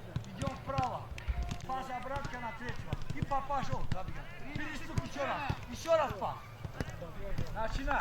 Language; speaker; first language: Russian; non-native, local second language; Tajik